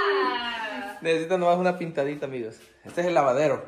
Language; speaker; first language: Spanish; native; Spanish